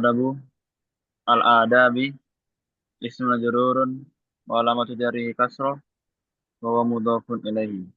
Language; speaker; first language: Arabic; non-native, learner; Indonesian